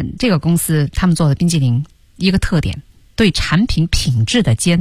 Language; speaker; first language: Chinese; native; Chinese